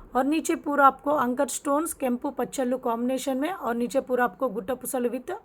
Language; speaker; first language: Hindi; non-native, local second language; Telugu